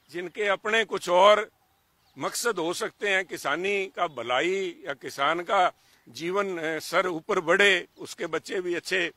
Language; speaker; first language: Hindi; native; Hindi